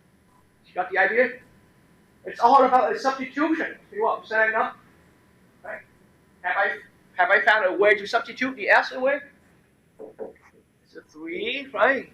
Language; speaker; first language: English; non-native, fluent; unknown